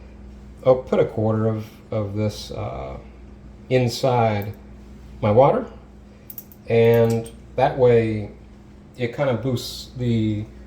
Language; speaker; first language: English; native; English